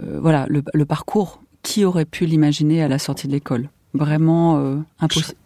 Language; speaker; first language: French; native; French